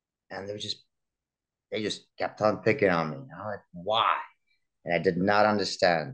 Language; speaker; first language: English; early bilingual, other home language; Russian